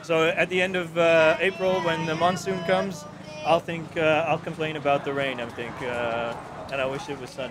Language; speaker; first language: English; non-native, fluent; Dutch